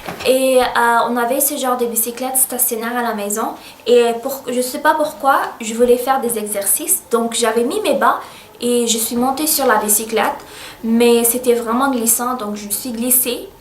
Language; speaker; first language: French; early bilingual, other home language; Arabic